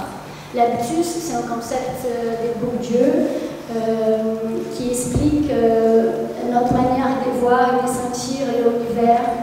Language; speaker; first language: French; non-native, fluent; Portuguese